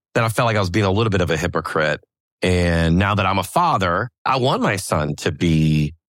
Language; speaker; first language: English; native; English